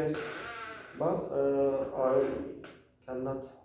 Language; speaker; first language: English; non-native, learner; Turkish